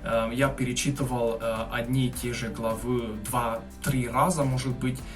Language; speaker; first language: Russian; non-native, fluent; Hungarian